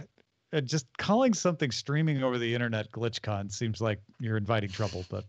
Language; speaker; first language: English; native; English